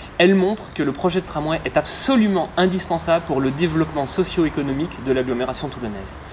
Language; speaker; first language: French; native; French